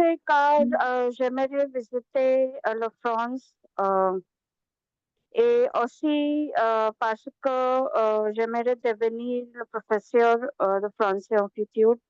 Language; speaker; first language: French; non-native, learner; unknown